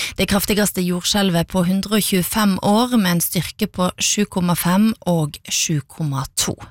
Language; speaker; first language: Norwegian; native; Norwegian